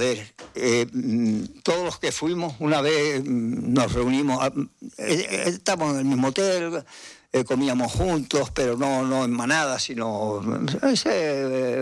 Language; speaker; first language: Spanish; native; Spanish